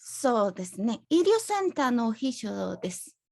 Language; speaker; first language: Japanese; non-native, learner; Spanish